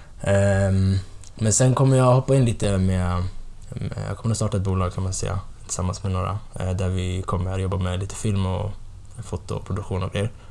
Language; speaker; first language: Swedish; early bilingual, other home language; Tigrinya